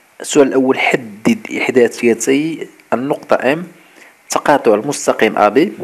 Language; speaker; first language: Arabic; native; Arabic